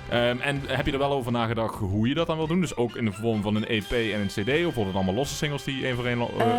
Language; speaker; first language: Dutch; native; Dutch